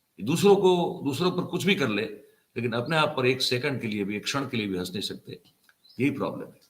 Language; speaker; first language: Hindi; non-native, local second language; Gujarati